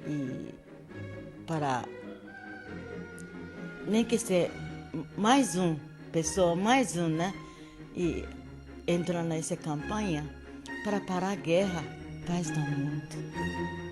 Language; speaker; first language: Portuguese; non-native, learner; Japanese